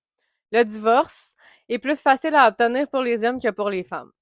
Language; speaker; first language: French; native; French